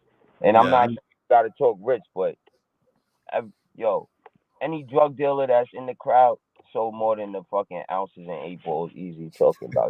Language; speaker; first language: English; native; English